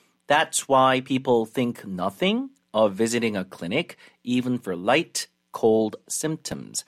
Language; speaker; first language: English; non-native, fluent; Korean